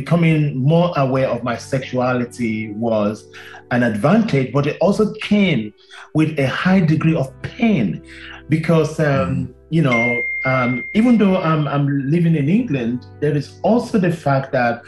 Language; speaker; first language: English; non-native, local second language; Yoruba